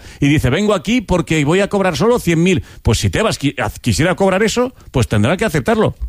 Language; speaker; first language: Spanish; native; Spanish